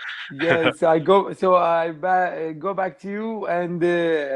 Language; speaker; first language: English; non-native, learner; Arabic